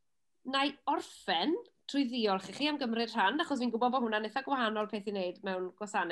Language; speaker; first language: Welsh; native; Welsh